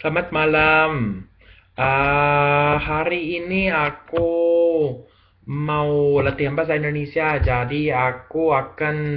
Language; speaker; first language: Indonesian; non-native, learner; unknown